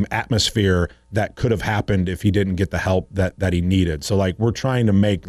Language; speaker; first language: English; native; English